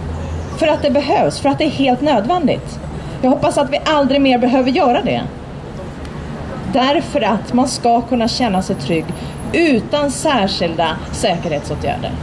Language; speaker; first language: Swedish; native; Swedish